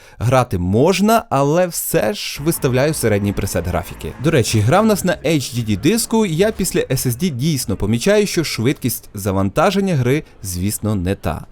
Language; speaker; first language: Ukrainian; non-native, local second language; Russian